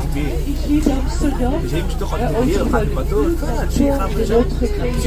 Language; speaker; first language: French; non-native, fluent; Dutch